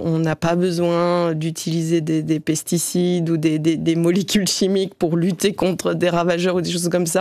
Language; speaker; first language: French; native; French